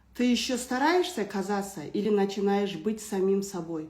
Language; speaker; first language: Russian; non-native, local second language; Kazakh